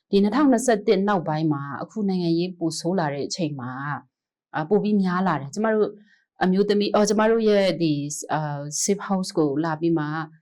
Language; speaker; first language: Burmese; non-native, local second language; Kachin